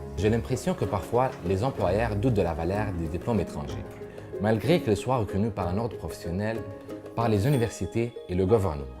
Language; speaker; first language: French; non-native, fluent; Arabic